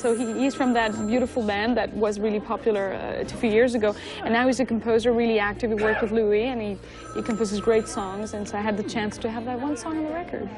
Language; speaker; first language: English; non-native, fluent; Italian